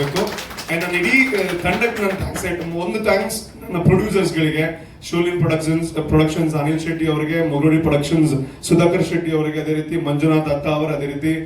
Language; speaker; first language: Kannada; non-native, local second language; Tulu